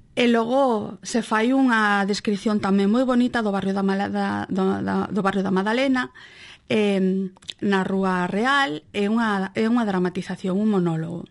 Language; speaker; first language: Galician; native; Galician